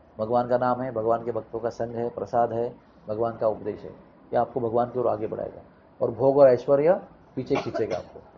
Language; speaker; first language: Hindi; non-native, local second language; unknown